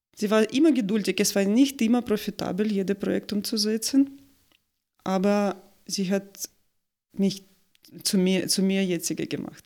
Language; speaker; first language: German; non-native, fluent; Russian